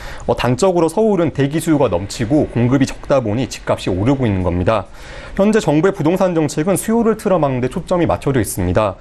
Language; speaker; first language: Korean; native; Korean